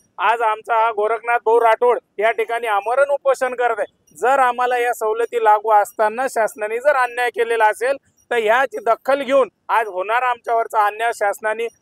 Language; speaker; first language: Marathi; non-native, local second language; Lambadi